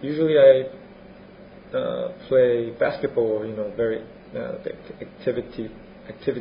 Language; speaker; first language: English; non-native, fluent; Korean